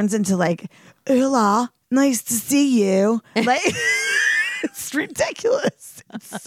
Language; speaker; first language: English; native; English